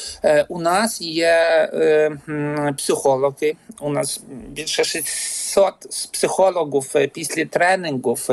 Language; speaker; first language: Ukrainian; non-native, learner; Polish